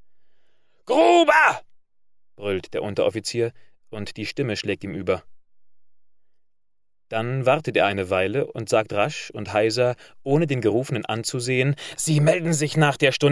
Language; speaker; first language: German; native; German